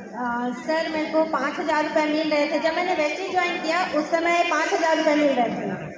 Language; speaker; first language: Hindi; native; Hindi